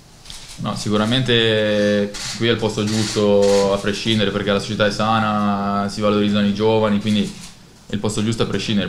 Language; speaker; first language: Italian; native; Italian